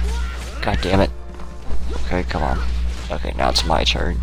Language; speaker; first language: English; native; English